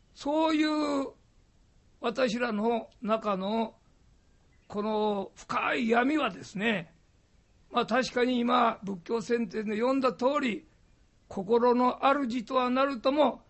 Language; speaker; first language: Japanese; native; Japanese